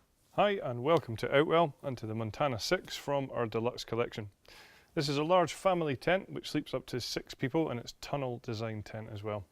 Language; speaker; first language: English; native; English